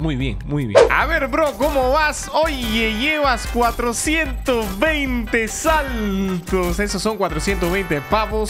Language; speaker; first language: Spanish; native; Spanish